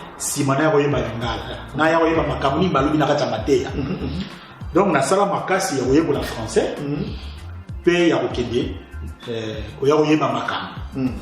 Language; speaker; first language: Lingala; native; Lingala